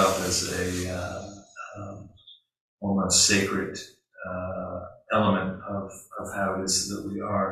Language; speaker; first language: English; native; English